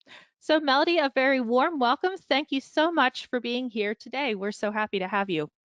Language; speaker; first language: English; native; English